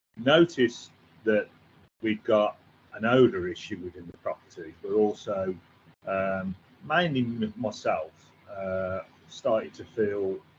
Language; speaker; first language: English; native; English